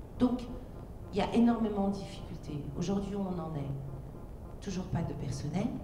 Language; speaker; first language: French; native; French